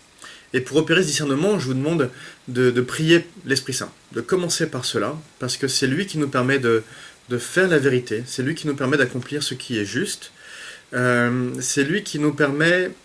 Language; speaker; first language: French; native; French